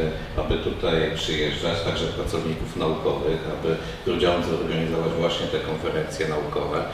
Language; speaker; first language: Polish; native; Polish